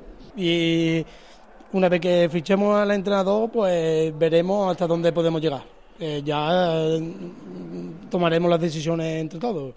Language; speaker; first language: Spanish; native; Spanish